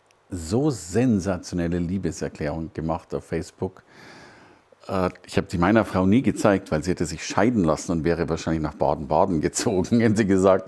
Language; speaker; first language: German; native; German